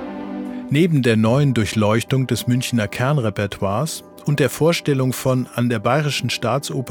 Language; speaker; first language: German; native; German